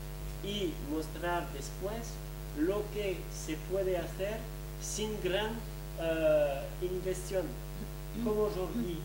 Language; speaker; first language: Spanish; non-native, fluent; French